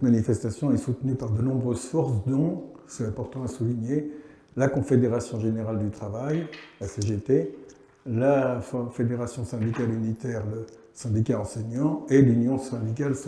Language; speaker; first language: French; native; French